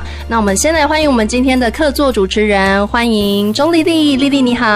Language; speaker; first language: Chinese; native; Chinese